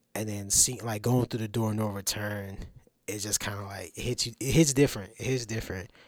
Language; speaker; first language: English; native; English